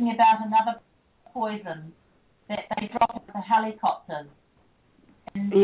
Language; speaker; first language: English; native; English